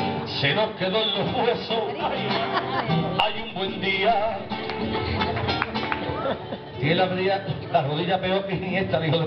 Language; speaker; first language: Spanish; native; Spanish